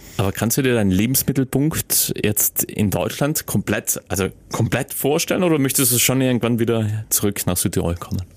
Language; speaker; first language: German; native; German